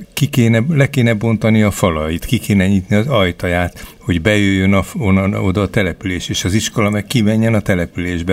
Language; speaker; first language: Hungarian; native; Hungarian